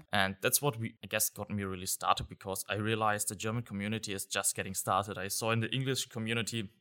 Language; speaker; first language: English; non-native, fluent; German